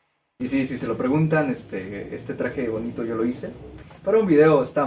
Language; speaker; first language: Spanish; native; Spanish